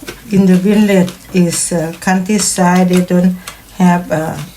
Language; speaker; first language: English; non-native, learner; Thai